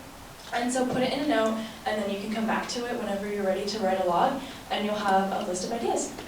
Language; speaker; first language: English; native; English